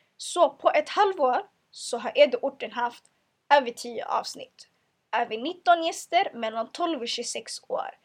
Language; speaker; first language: Swedish; early bilingual, other home language; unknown